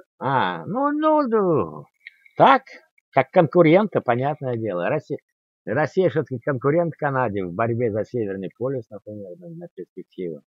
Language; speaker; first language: Russian; native; Russian